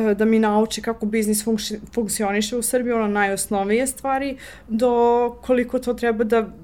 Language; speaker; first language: Serbian; non-native, fluent; English